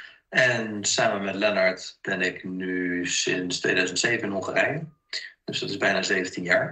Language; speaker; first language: Dutch; native; Dutch